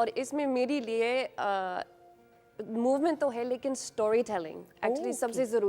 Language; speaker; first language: Hindi; non-native, learner; English